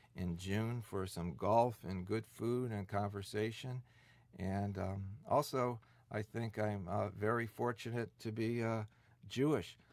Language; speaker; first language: English; native; English